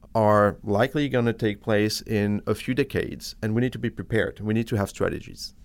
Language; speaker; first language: English; non-native, fluent; French